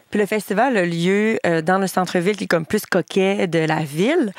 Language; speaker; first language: French; native; French